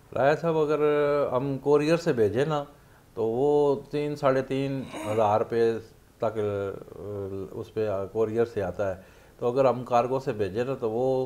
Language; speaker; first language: Urdu; non-native, local second language; Punjabi